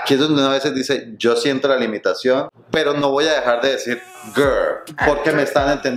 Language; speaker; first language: Spanish; native; Spanish